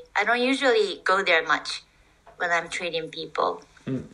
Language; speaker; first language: English; non-native, fluent; Japanese